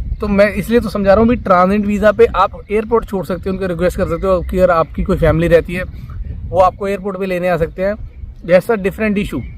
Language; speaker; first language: Hindi; non-native, local second language; Punjabi